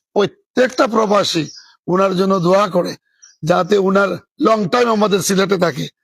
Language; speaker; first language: Bangla; native; Bangla